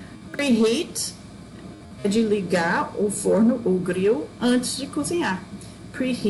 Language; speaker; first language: Portuguese; non-native, fluent; English